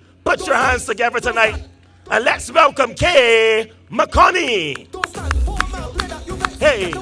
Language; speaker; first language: English; native; English